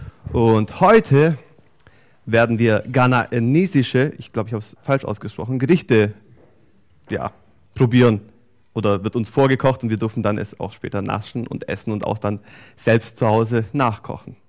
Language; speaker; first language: German; native; German